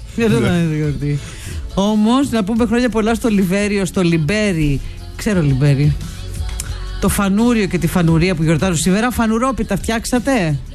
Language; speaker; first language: Greek; native; Greek